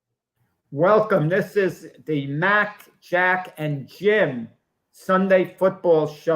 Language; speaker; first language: English; native; English